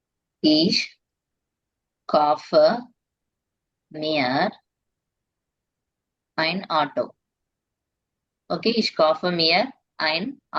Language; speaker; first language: German; non-native, learner; Tamil